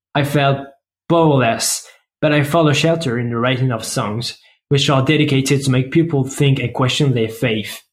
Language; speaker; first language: English; non-native, fluent; French